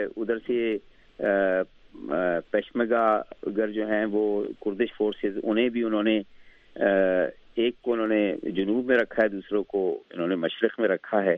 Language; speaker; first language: Urdu; native; Urdu